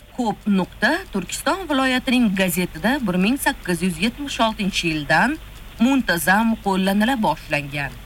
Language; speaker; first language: Uzbek; native; Uzbek